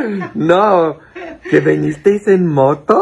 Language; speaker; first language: Spanish; non-native, fluent; Polish